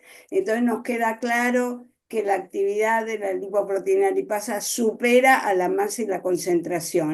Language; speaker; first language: Spanish; native; Spanish